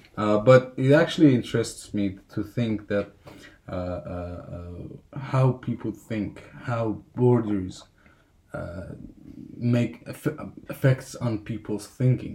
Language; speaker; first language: English; non-native, fluent; Persian